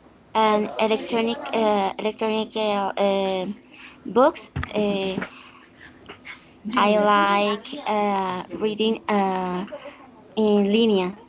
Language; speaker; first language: English; non-native, learner; Spanish